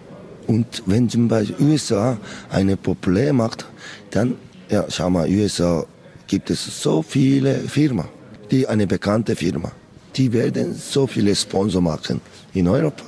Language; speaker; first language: German; non-native, learner; Korean